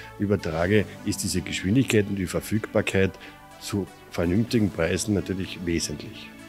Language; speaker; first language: German; native; German